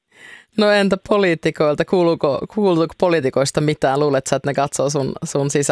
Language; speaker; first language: Finnish; native; Finnish